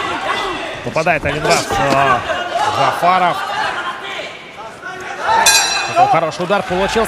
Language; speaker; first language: Russian; native; Russian